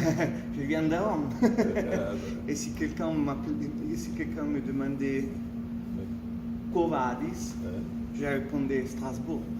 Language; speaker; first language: French; non-native, fluent; Italian